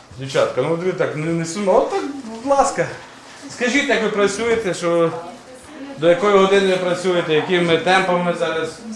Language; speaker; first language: Ukrainian; native; Ukrainian